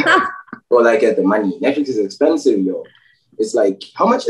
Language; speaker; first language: English; non-native, local second language; North Ndebele